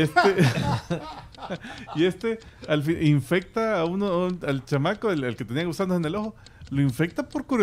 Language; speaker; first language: Spanish; native; Spanish